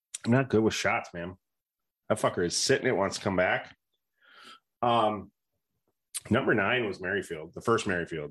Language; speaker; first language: English; native; English